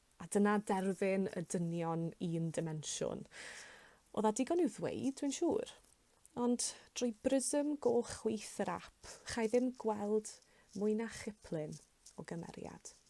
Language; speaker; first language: Welsh; native; Welsh